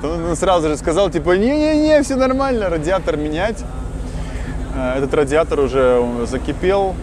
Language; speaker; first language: Russian; native; Russian